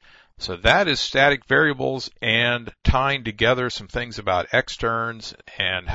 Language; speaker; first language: English; native; English